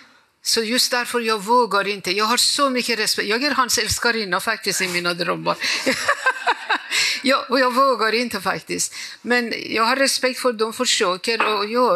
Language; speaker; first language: Swedish; non-native, fluent; Persian